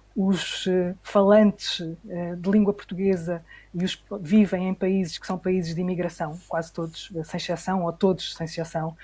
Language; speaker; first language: Portuguese; native; Portuguese